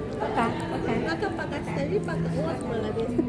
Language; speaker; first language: Russian; non-native, learner; Bangla